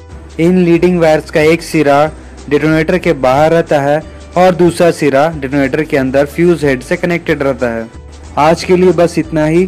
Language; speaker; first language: Hindi; native; Hindi